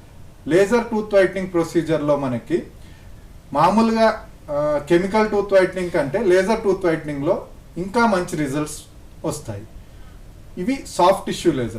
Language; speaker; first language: Telugu; native; Telugu